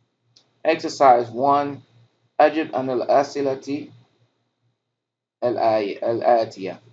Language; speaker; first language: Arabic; non-native, fluent; English